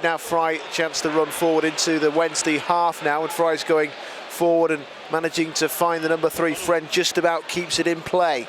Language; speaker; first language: English; native; English